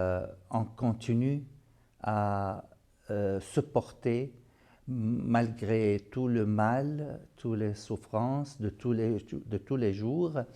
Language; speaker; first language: French; non-native, fluent; Arabic